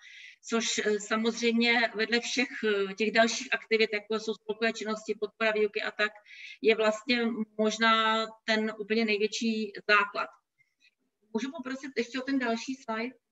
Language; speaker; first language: Czech; native; Czech